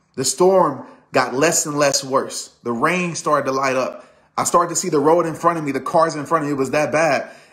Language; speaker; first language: English; native; English